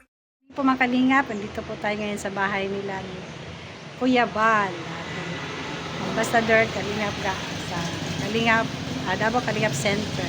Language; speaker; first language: Filipino; non-native, local second language; Cebuano